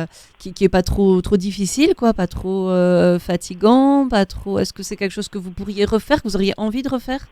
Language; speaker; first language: French; native; French